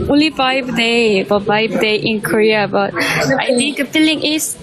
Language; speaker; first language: English; non-native, learner; Korean